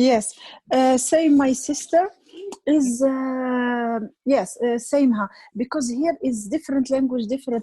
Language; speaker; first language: English; non-native, learner; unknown